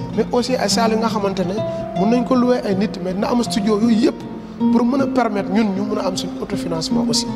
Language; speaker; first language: Wolof; non-native, local second language; Jola-Fonyi